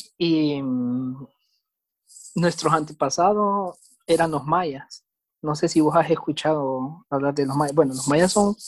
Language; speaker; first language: Spanish; native; Spanish